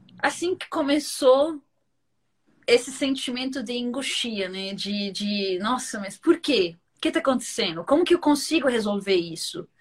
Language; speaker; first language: Portuguese; non-native, fluent; Arabic